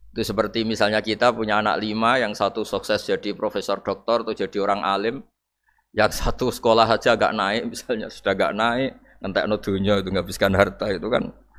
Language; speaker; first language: Indonesian; non-native, local second language; Javanese